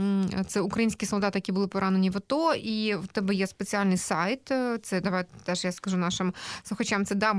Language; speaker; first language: Ukrainian; native; Ukrainian